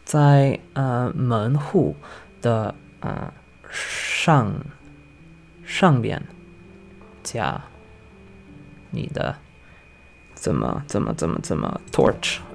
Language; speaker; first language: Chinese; non-native, learner; English